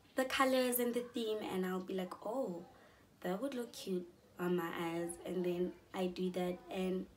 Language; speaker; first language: English; non-native, local second language; Zulu